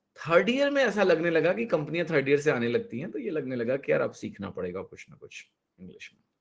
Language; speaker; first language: Hindi; native; Hindi